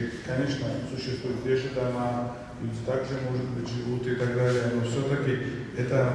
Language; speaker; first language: Russian; non-native, fluent; Georgian